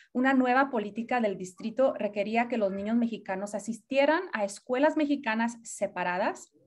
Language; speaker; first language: Spanish; early bilingual, heritage; Spanish